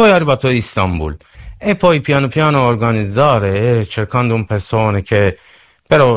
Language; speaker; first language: Italian; non-native, learner; Persian